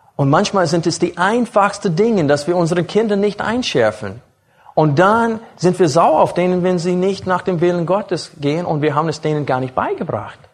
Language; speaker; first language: German; non-native, fluent; English